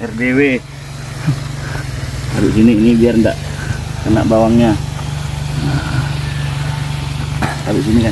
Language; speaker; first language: Indonesian; non-native, local second language; Madurese